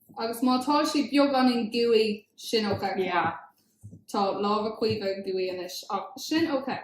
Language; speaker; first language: Irish; non-native, local second language; English